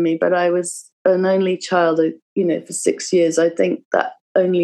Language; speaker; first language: English; native; English